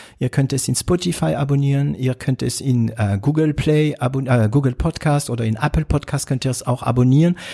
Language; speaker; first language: German; non-native, fluent; French